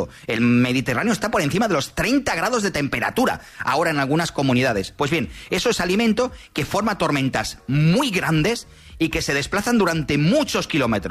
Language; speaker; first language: Spanish; native; Spanish